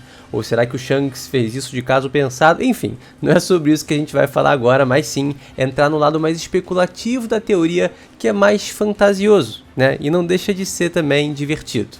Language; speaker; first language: Portuguese; native; Portuguese